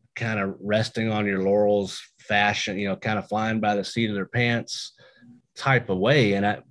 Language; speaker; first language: English; native; English